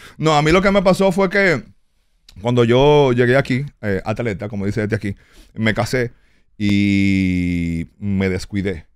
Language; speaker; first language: Spanish; early bilingual, heritage; Spanish